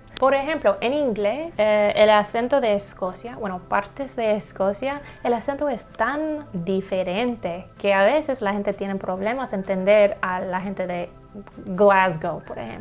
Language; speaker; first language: Spanish; non-native, learner; English